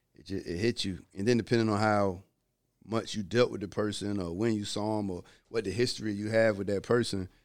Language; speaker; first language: English; native; English